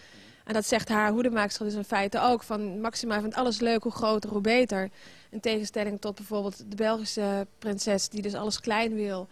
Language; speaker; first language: Dutch; native; Dutch